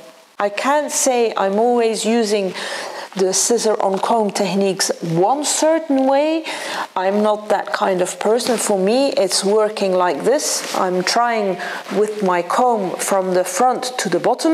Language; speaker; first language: English; non-native, fluent; Dutch